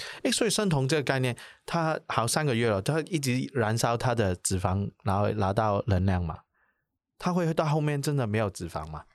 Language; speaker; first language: Chinese; non-native, local second language; Cantonese